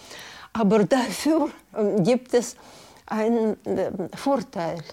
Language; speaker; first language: German; non-native, learner; Russian